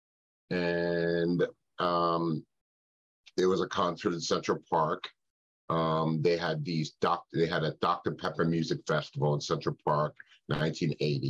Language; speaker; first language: English; native; English